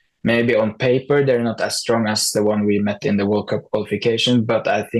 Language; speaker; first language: English; non-native, fluent; Norwegian